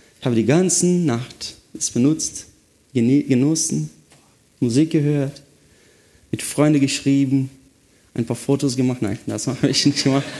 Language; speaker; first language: German; non-native, fluent; Portuguese